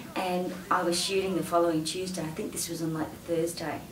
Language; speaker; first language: English; native; English